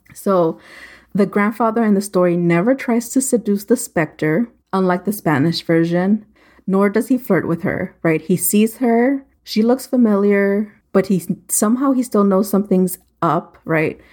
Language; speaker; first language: English; native; English